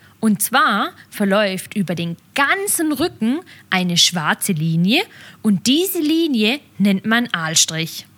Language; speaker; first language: German; native; German